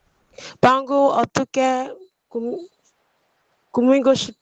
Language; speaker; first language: Korean; non-native, learner; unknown